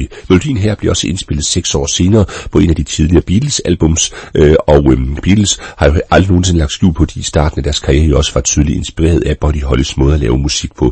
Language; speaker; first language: Danish; native; Danish